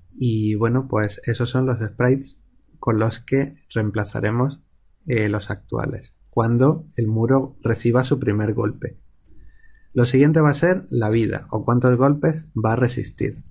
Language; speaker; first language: Spanish; native; Spanish